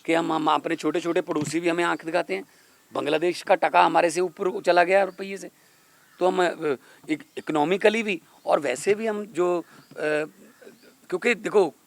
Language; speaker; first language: Hindi; non-native, local second language; Punjabi